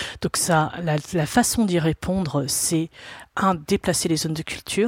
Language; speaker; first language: French; native; French